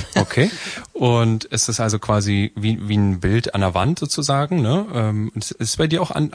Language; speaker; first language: German; native; German